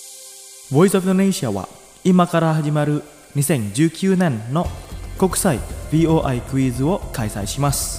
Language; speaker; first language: Japanese; non-native, fluent; Indonesian